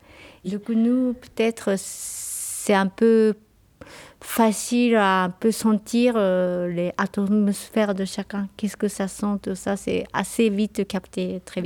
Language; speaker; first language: French; non-native, learner; Japanese